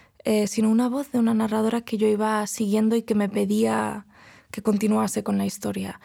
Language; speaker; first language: Spanish; non-native, local second language; Catalan